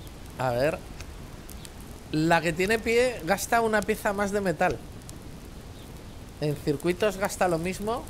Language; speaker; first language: Spanish; native; Spanish